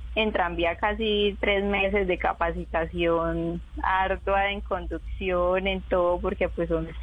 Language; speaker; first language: Spanish; native; Spanish